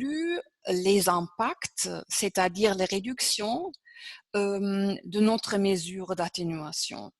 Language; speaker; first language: French; non-native, fluent; German